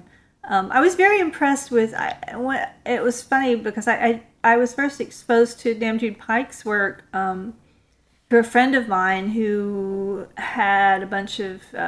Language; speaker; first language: English; native; English